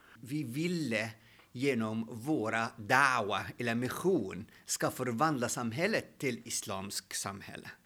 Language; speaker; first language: Swedish; non-native, fluent; Arabic